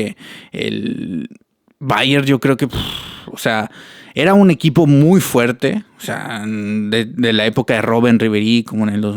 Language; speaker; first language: Spanish; native; Spanish